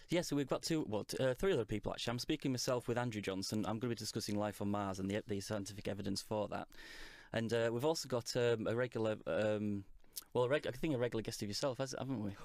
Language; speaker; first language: English; native; English